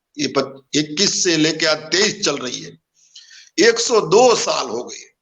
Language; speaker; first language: Hindi; non-native, local second language; Gujarati